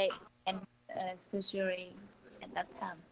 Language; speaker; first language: English; non-native, learner; Vietnamese